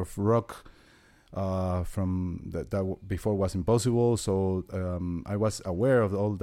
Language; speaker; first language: English; non-native, fluent; Spanish